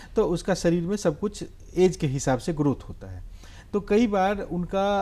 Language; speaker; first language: Hindi; native; Hindi